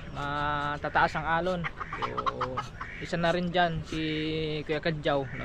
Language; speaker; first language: Filipino; non-native, local second language; Waray